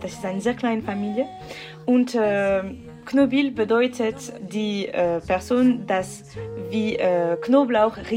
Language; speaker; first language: German; non-native, learner; French